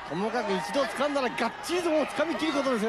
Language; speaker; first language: Japanese; native; Japanese